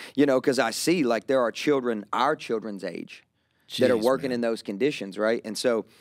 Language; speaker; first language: English; native; English